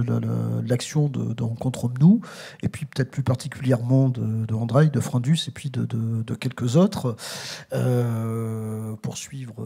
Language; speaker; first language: French; native; French